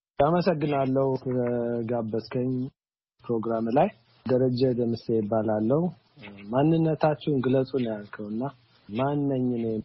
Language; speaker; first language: Amharic; native; Amharic